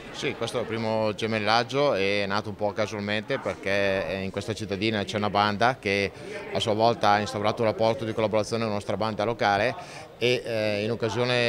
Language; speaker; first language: Italian; native; Italian